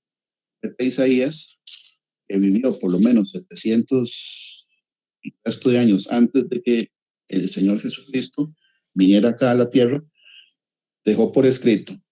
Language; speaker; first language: Spanish; native; Spanish